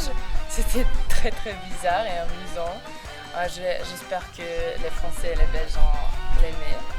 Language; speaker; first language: French; non-native, fluent; Serbian